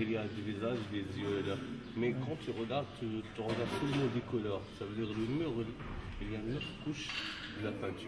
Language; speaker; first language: French; non-native, local second language; Arabic